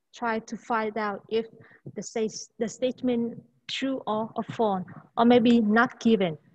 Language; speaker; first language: English; non-native, fluent; Vietnamese